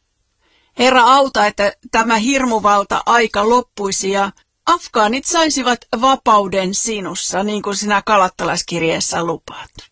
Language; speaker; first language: Finnish; native; Finnish